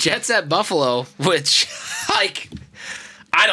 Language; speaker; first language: English; native; English